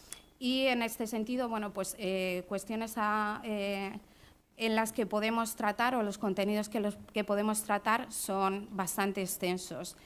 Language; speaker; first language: Spanish; native; Spanish